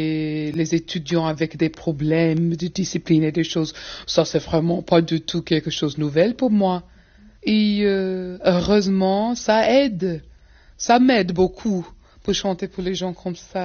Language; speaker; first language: French; non-native, learner; English